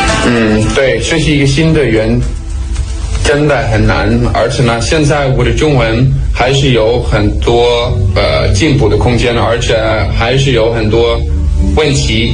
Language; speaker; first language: Chinese; non-native, fluent; Danish